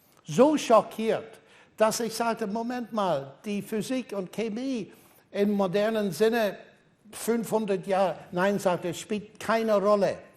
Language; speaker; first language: German; non-native, fluent; English